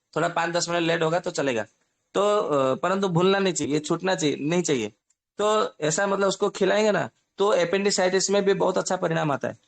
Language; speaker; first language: Hindi; non-native, local second language; Odia